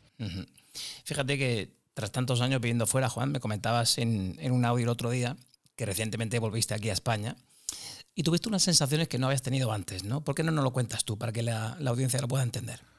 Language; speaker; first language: Spanish; native; Spanish